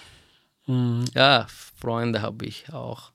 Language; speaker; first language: German; non-native, fluent; Persian